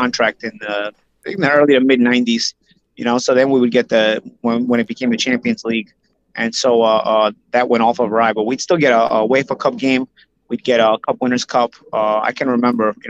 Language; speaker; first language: English; early bilingual, other home language; Italian